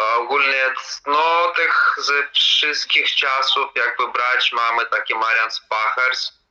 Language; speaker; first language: Polish; non-native, fluent; Latvian